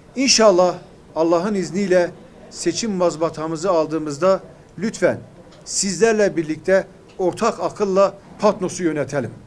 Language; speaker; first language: Turkish; native; Turkish